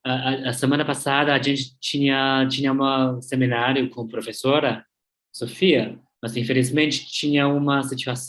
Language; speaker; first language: Portuguese; non-native, learner; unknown